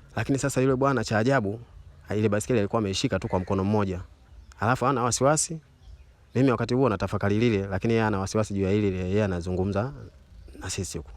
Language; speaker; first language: Swahili; native; Swahili